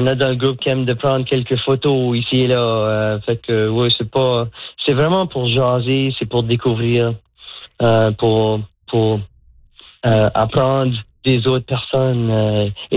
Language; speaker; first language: French; native; French